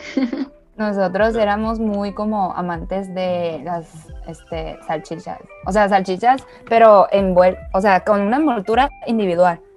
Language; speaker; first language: Spanish; early bilingual, other home language; Chinese